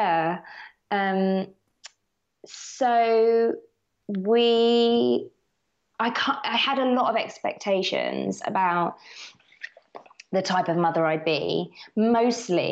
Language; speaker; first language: English; native; English